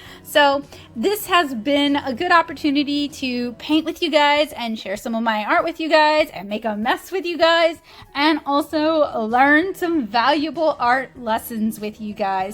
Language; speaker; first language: English; native; English